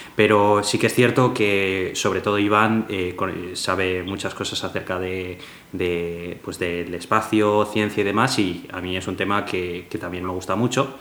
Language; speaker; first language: Spanish; native; Spanish